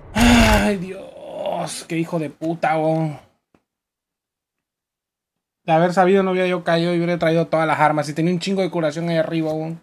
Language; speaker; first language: Spanish; native; Spanish